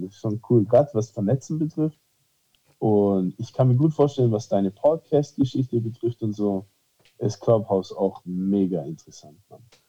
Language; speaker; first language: German; early bilingual, heritage; German